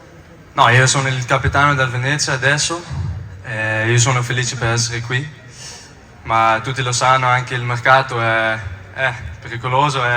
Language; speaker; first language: Italian; non-native, fluent; Dutch